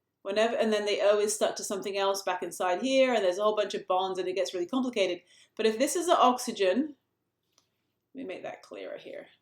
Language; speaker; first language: English; native; English